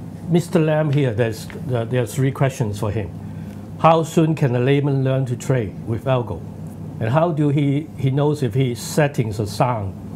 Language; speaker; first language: English; non-native, local second language; Cantonese